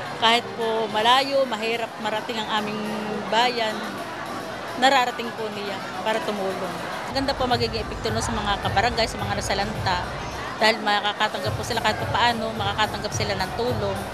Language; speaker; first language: Filipino; native; Filipino